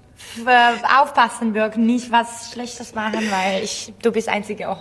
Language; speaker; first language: German; non-native, fluent; Georgian